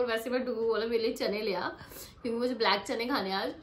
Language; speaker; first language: Hindi; native; Hindi